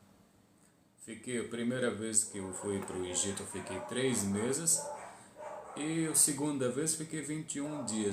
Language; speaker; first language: Portuguese; non-native, fluent; Arabic